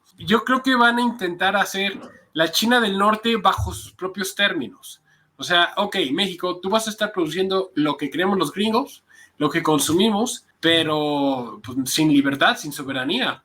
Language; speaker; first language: Spanish; native; Spanish